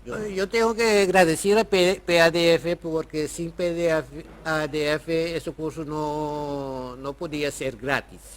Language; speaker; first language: Spanish; non-native, fluent; Papiamento